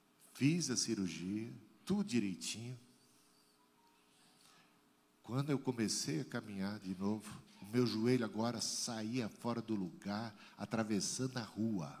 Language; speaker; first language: Portuguese; native; Portuguese